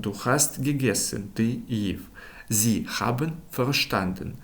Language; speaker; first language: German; non-native, fluent; Ukrainian